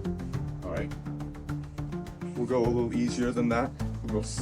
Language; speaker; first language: English; native; English